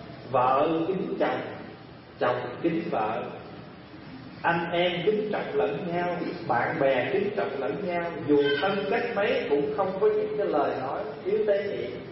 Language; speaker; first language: Vietnamese; native; Vietnamese